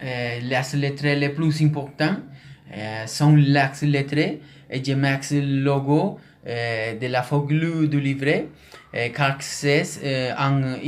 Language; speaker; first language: French; non-native, learner; Spanish